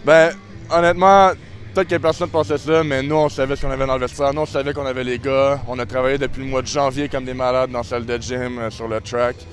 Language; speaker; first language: French; native; French